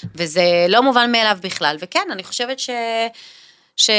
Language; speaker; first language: Hebrew; native; Hebrew